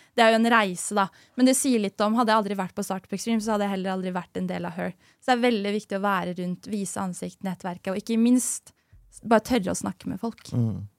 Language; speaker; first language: Norwegian; native; Norwegian